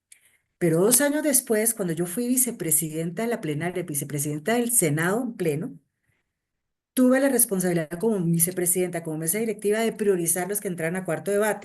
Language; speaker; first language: Spanish; native; Spanish